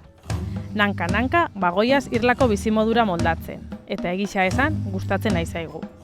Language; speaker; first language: Basque; native; Basque